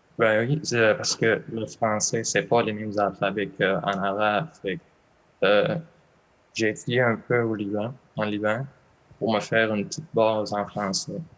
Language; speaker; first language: French; non-native, fluent; Arabic